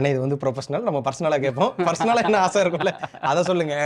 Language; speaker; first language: Tamil; native; Tamil